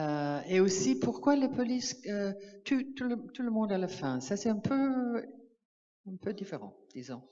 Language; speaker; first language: French; non-native, learner; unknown